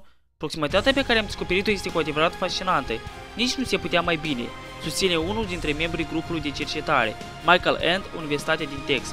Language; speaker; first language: Romanian; native; Romanian